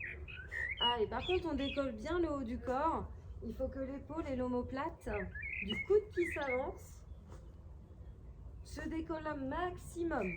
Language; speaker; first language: French; native; French